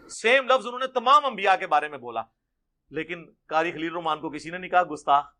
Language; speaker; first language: Urdu; non-native, local second language; Punjabi